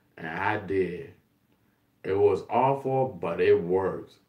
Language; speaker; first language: English; native; English